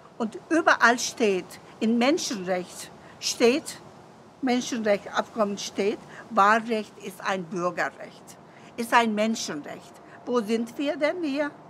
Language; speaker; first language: German; non-native, fluent; Turkish